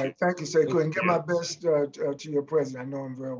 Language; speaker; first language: English; native; English